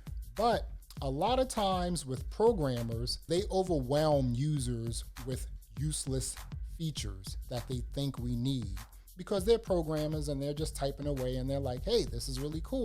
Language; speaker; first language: English; native; English